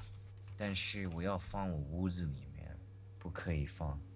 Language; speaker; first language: Chinese; early bilingual, heritage; English